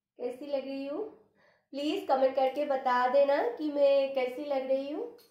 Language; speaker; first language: Hindi; non-native, local second language; Bangla